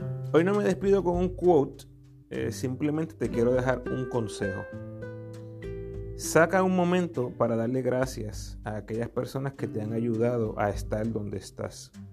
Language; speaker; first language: Spanish; native; Spanish